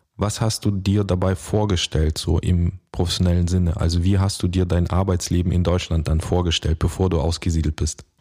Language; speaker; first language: German; early bilingual, other home language; Russian